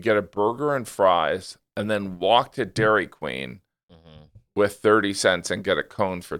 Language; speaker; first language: English; native; English